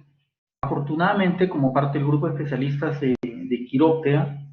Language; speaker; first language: Spanish; native; Spanish